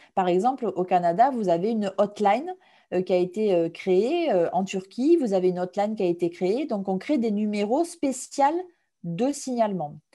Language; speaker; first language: French; native; French